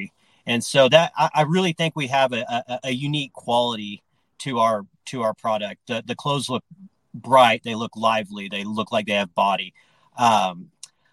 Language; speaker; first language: English; native; English